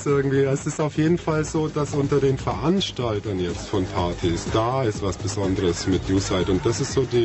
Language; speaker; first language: German; native; German